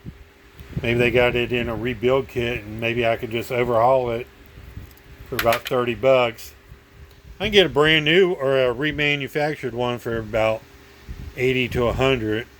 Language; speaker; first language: English; native; English